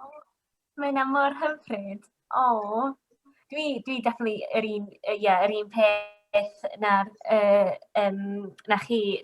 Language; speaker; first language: Welsh; non-native, local second language; English